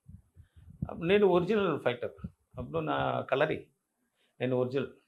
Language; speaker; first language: Telugu; non-native, learner; Tamil